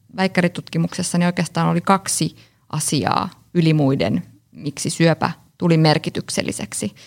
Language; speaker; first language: Finnish; native; Finnish